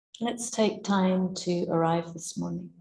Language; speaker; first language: English; native; English